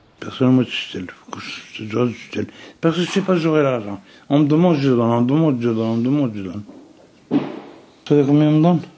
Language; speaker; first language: French; non-native, local second language; Arabic